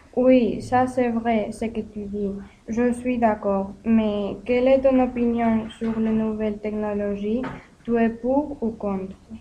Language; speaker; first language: French; non-native, learner; Spanish